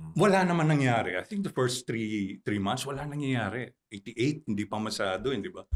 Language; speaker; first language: Filipino; non-native, local second language; Chavacano